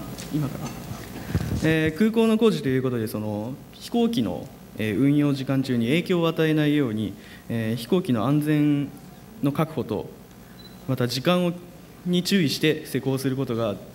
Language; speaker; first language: Japanese; native; Japanese